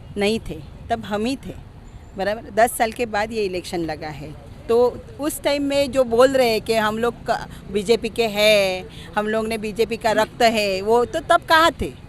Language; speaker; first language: Hindi; non-native, local second language; Marathi